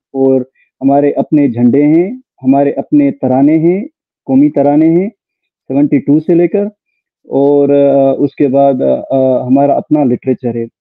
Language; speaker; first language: Urdu; non-native, local second language; Sindhi